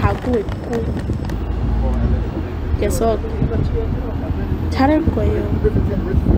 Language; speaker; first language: Korean; non-native, learner; English